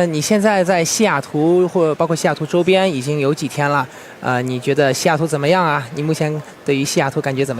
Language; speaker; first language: Chinese; native; Chinese